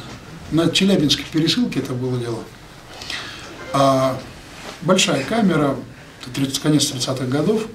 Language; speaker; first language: Russian; native; Russian